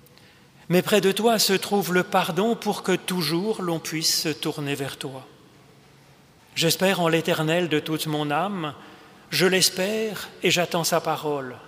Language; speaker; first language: French; native; French